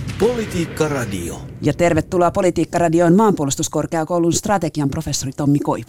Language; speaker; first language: Finnish; native; Finnish